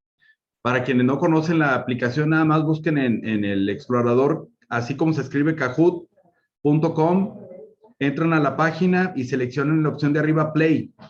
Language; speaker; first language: Spanish; native; Spanish